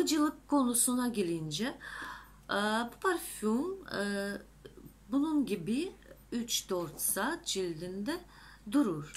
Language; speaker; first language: Turkish; non-native, fluent; Russian